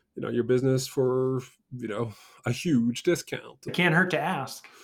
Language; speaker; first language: English; early bilingual, other home language; Norwegian